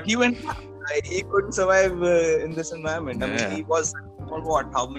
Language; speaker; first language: English; non-native, local second language; Telugu